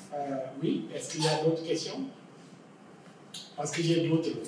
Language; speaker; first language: French; non-native, local second language; Wolof